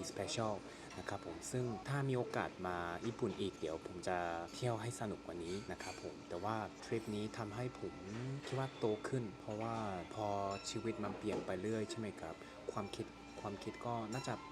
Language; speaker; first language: Thai; non-native, fluent; Korean